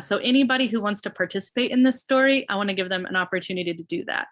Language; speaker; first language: English; native; English